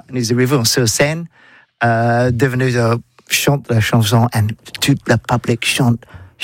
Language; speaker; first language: French; non-native, learner; English